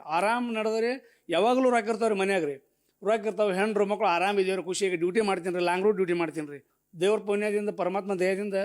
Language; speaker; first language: Kannada; native; Kannada